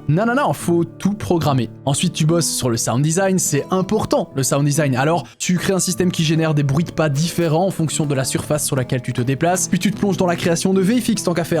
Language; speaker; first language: French; native; French